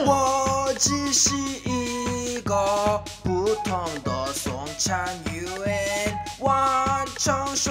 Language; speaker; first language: Chinese; non-native, learner; Korean